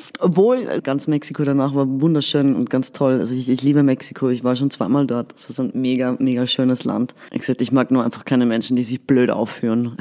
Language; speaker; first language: German; native; German